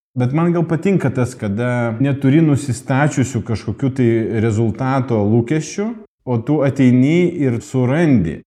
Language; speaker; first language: Lithuanian; non-native, local second language; Russian